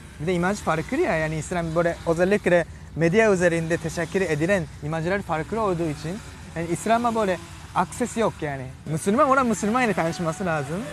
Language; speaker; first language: Turkish; non-native, fluent; Japanese